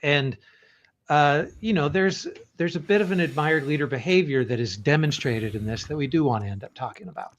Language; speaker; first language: English; native; English